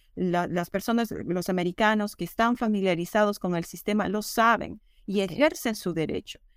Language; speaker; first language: Spanish; native; Spanish